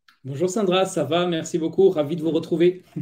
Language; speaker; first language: French; native; French